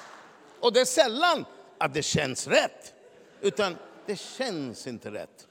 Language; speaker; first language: Swedish; non-native, fluent; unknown